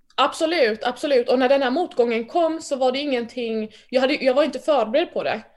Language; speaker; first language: Swedish; early bilingual, other home language; Mandingo